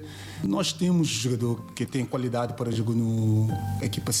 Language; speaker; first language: Portuguese; non-native, learner; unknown